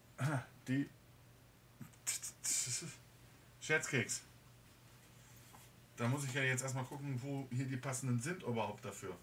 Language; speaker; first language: German; native; German